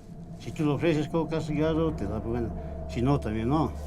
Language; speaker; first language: Spanish; native; Spanish